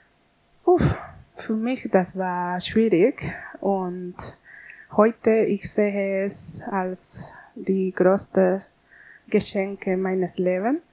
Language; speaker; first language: German; non-native, learner; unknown